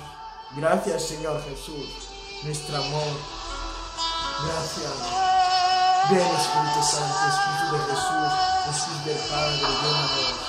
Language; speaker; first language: Spanish; non-native, fluent; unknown